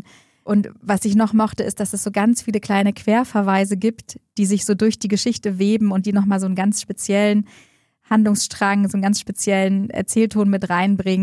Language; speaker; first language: German; native; German